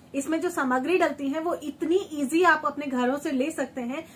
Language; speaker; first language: Hindi; native; Hindi